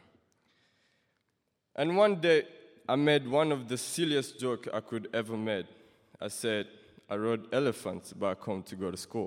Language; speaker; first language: English; non-native, local second language; Kinyarwanda